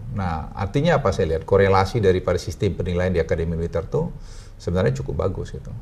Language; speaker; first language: Indonesian; native; Indonesian